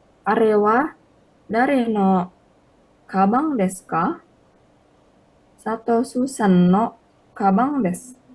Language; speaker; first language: Japanese; non-native, learner; Indonesian